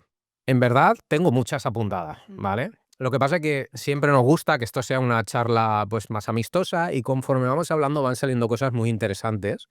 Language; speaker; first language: Spanish; native; Spanish